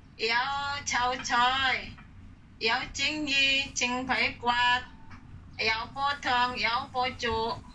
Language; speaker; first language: Cantonese; non-native, learner; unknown